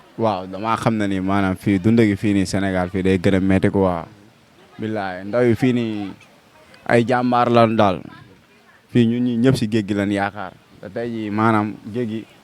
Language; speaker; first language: Wolof; native; Wolof